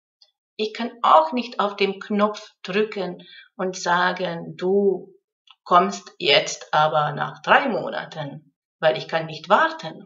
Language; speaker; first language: German; non-native, fluent; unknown